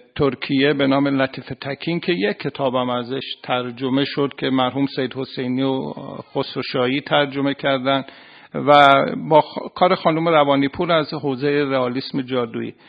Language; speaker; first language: Persian; native; Persian